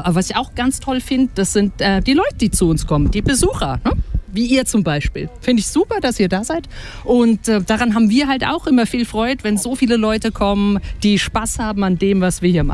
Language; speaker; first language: German; native; German